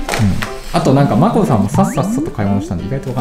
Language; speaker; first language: Japanese; native; Japanese